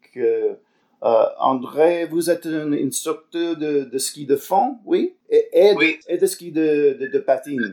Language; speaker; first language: French; non-native, learner; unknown